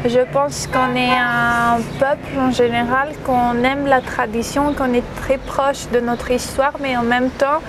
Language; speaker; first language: French; early bilingual, heritage; French